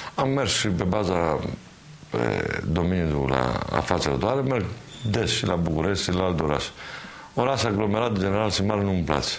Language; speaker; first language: Romanian; non-native, learner; Greek